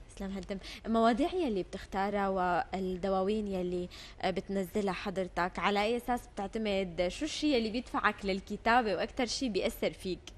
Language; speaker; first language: Arabic; native; Arabic